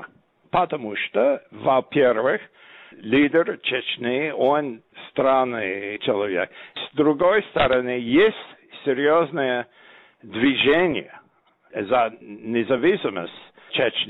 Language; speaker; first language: Russian; non-native, fluent; English